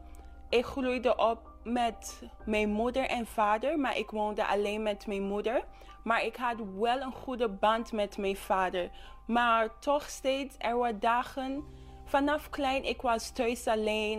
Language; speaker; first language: Dutch; non-native, local second language; English